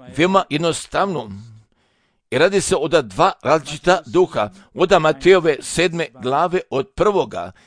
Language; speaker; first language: Croatian; non-native, fluent; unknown